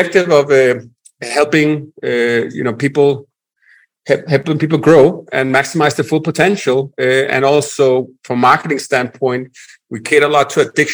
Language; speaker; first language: English; non-native, fluent; Danish